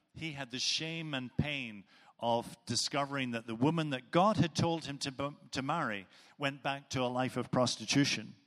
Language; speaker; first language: English; native; English